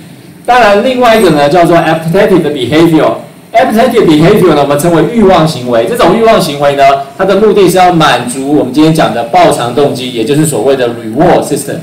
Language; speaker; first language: Chinese; native; Chinese